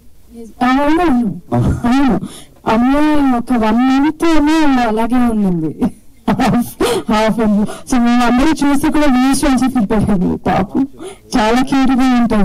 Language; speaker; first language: Telugu; non-native, fluent; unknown